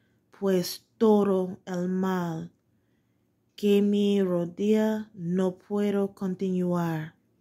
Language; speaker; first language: Spanish; non-native, learner; English